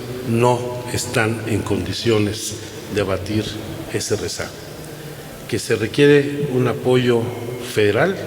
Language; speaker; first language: Spanish; native; Spanish